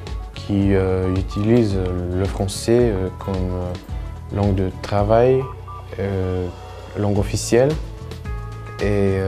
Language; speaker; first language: French; non-native, learner; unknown